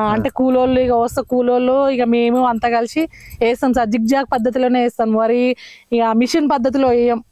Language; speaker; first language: Telugu; native; Telugu